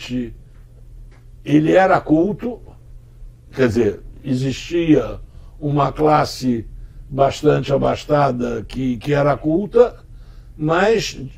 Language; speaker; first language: Portuguese; early bilingual, other home language; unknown